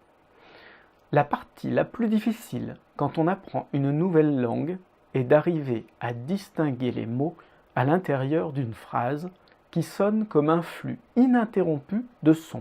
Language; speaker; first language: French; native; French